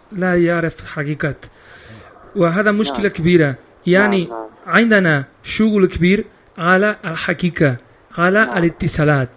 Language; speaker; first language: Arabic; non-native, learner; Spanish